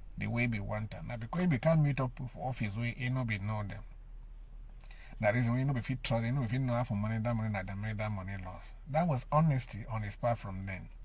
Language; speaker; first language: Nigerian Pidgin; native; Nigerian Pidgin